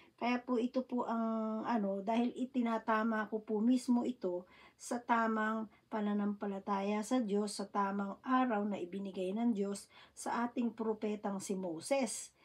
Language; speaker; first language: Filipino; native; Filipino